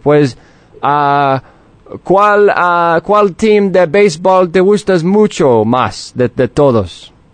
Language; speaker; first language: Spanish; non-native, learner; English